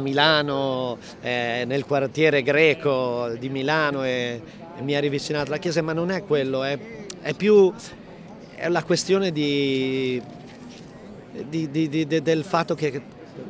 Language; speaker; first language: Italian; native; Italian